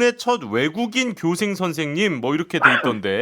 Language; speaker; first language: Korean; native; Korean